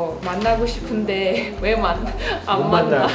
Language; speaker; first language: Korean; non-native, fluent; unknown